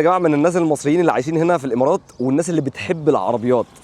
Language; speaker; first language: Arabic; native; Arabic